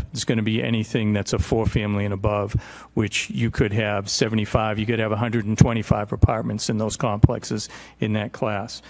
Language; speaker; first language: English; native; English